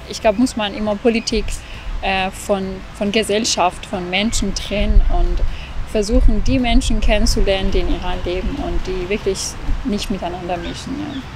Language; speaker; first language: German; non-native, fluent; Persian